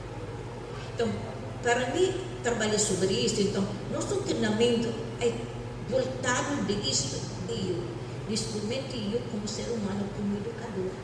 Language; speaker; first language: Portuguese; non-native, fluent; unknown